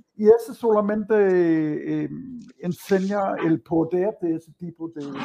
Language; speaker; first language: Spanish; non-native, fluent; Danish